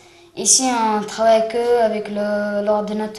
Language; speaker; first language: French; non-native, learner; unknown